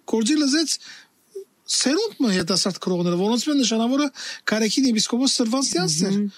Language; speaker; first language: Armenian; native; Armenian